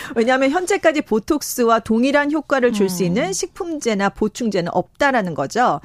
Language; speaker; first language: Korean; native; Korean